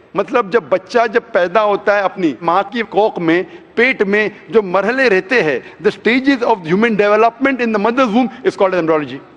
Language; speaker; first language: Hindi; non-native, local second language; Konkani